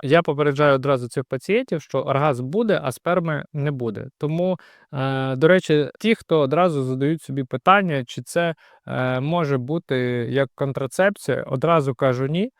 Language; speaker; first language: Ukrainian; native; Ukrainian